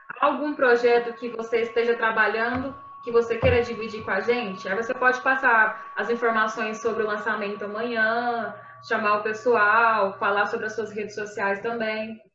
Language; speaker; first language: Portuguese; native; Portuguese